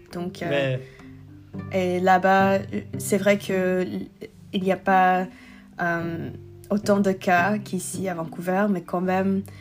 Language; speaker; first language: French; non-native, learner; English